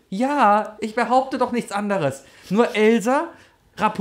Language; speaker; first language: German; native; German